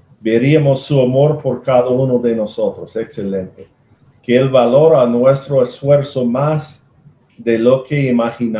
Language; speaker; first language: Spanish; non-native, fluent; English